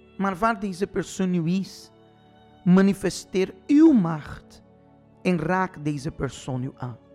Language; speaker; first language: Dutch; non-native, fluent; Portuguese